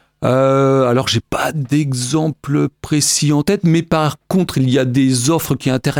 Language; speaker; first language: French; native; French